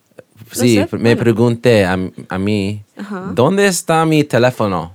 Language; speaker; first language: Spanish; non-native, learner; English